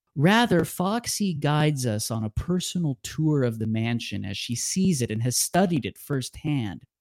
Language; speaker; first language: English; native; English